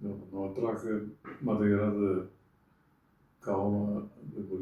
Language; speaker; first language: Spanish; non-native, fluent; Dutch